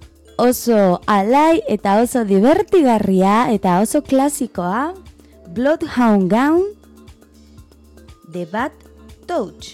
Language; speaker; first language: Basque; non-native, learner; Spanish